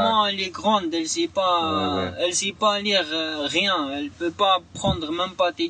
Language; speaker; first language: French; non-native, learner; Arabic